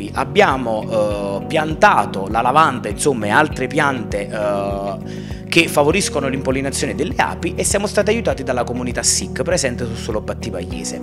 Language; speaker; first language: Italian; native; Italian